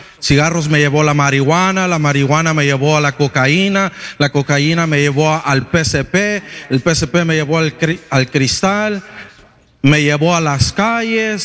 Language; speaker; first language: Spanish; early bilingual, heritage; Spanish